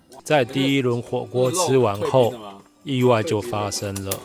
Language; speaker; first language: Chinese; native; Chinese